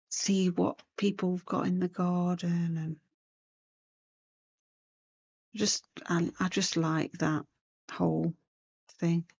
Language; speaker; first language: English; native; English